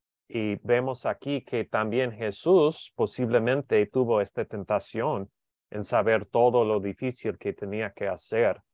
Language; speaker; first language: Spanish; non-native, learner; English